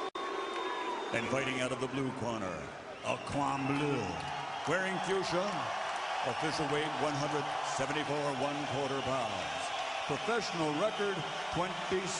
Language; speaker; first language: English; native; English